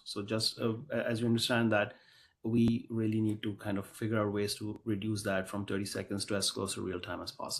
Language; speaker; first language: English; native; English